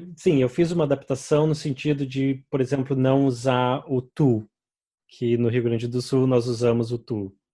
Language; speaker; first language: Portuguese; native; Portuguese